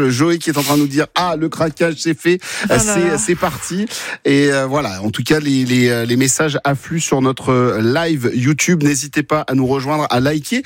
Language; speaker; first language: French; native; French